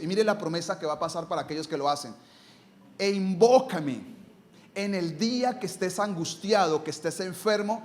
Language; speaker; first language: Spanish; native; Spanish